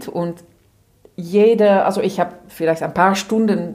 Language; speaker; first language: German; non-native, fluent; Dutch